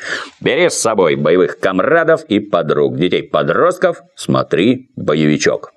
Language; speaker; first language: Russian; native; Russian